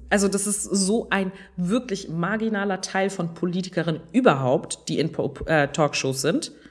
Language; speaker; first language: German; early bilingual, other home language; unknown